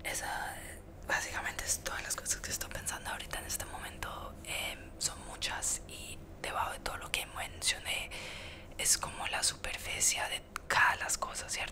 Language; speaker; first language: Spanish; early bilingual, heritage; Spanish